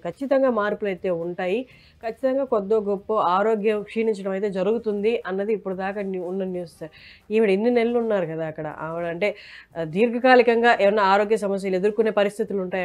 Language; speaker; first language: Telugu; native; Telugu